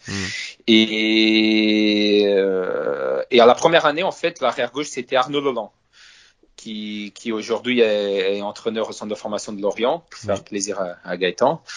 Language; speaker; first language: French; non-native, fluent; Portuguese